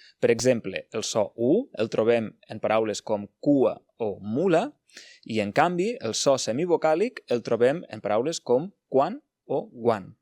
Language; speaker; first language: Catalan; native; Catalan